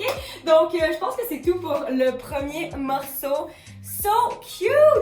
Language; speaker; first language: French; native; French